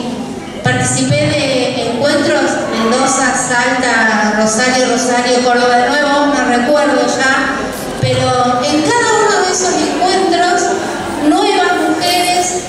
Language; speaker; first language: Spanish; native; Spanish